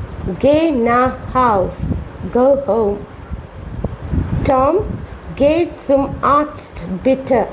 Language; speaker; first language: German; non-native, fluent; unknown